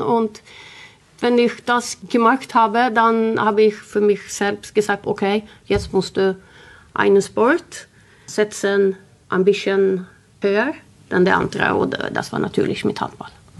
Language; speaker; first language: German; non-native, learner; Swedish